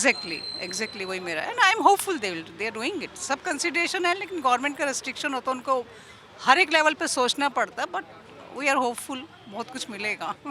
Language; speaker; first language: Hindi; native; Hindi